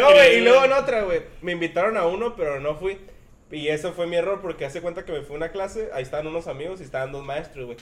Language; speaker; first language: Spanish; native; Spanish